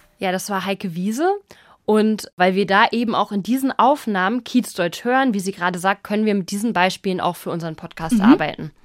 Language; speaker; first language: German; native; German